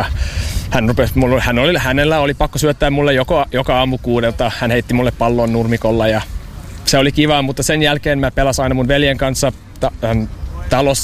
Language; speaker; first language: Finnish; non-native, fluent; English